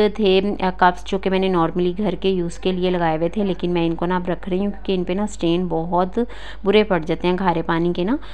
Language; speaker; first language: Urdu; native; Urdu